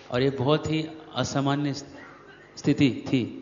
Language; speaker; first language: Hindi; native; Hindi